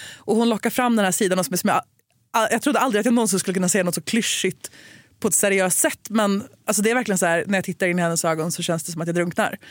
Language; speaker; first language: Swedish; native; Swedish